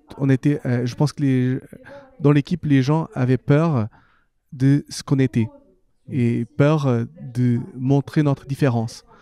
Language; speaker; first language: French; non-native, fluent; Portuguese